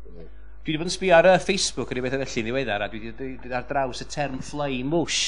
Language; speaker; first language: Welsh; native; Welsh